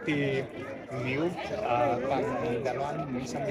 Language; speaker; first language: Vietnamese; non-native, learner; Chinese